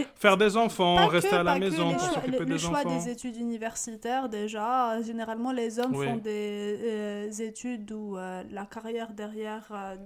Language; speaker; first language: French; non-native, local second language; Arabic